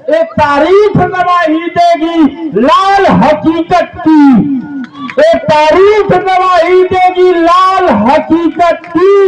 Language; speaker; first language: Hindi; native; Hindi